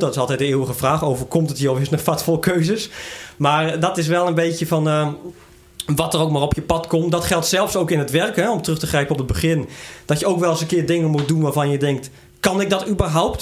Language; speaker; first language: Dutch; native; Dutch